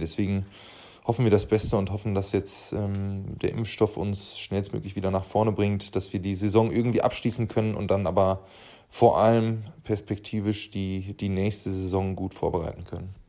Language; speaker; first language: German; native; German